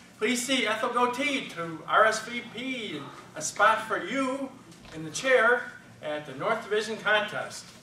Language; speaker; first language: English; native; English